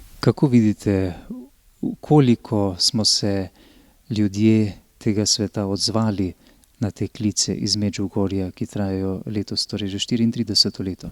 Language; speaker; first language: Slovenian; native; Slovenian